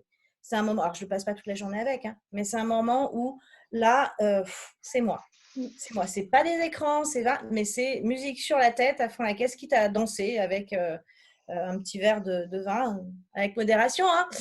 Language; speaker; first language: French; native; French